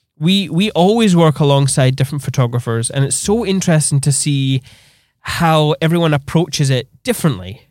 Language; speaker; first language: English; native; English